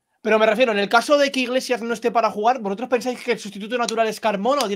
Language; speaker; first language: Spanish; native; Spanish